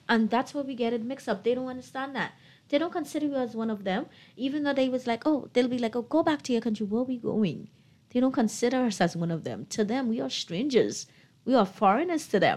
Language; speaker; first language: English; native; English